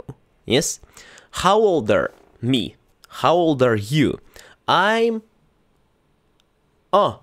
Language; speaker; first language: English; non-native, learner; Russian